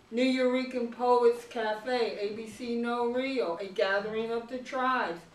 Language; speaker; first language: English; native; English